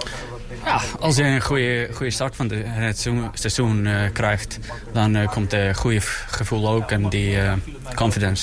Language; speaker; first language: Dutch; non-native, learner; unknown